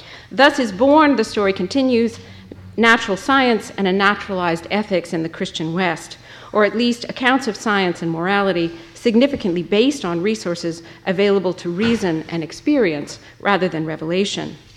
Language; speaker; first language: English; native; English